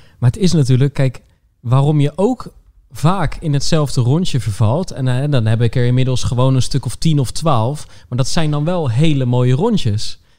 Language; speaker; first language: Dutch; native; Dutch